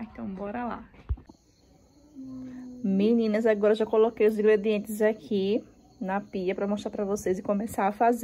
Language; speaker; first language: Portuguese; native; Portuguese